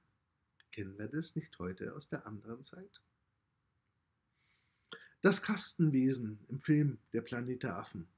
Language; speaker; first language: German; native; German